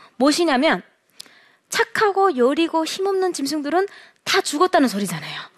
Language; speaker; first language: Korean; native; Korean